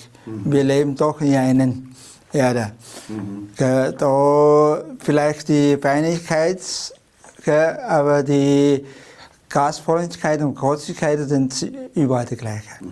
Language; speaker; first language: German; non-native, fluent; Chinese